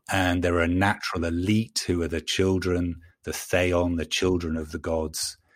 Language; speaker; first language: English; native; English